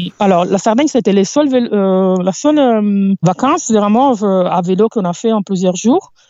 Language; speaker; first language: French; non-native, fluent; Italian